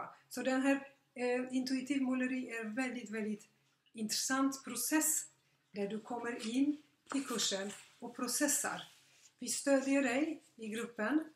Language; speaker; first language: Swedish; non-native, fluent; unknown